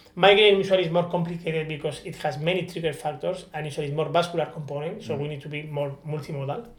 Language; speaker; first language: English; non-native, learner; Spanish